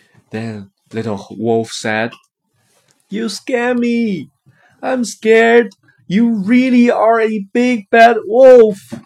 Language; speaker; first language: English; non-native, fluent; Chinese